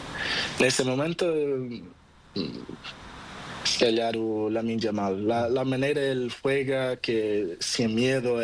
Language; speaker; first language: Spanish; non-native, learner; Portuguese